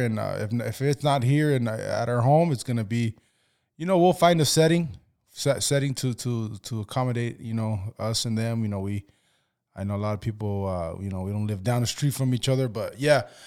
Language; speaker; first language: English; early bilingual, other home language; Spanish